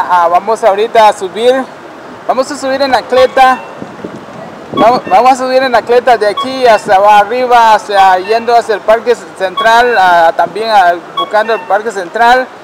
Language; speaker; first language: Spanish; native; Spanish